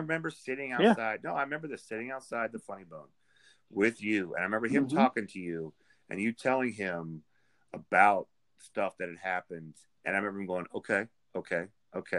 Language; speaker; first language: English; native; English